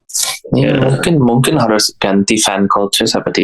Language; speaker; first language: Indonesian; non-native, learner; English